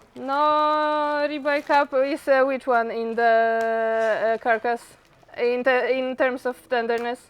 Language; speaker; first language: English; non-native, fluent; Polish